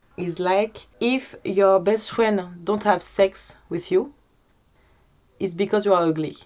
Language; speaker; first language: English; non-native, learner; French